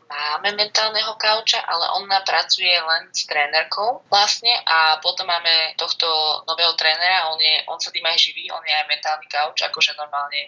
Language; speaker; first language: Slovak; native; Slovak